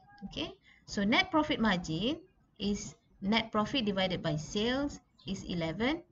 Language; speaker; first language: English; non-native, local second language; Malay